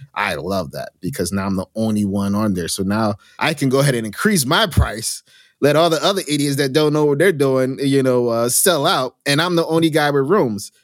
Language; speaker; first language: English; native; English